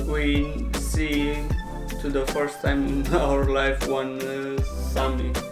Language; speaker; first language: English; non-native, learner; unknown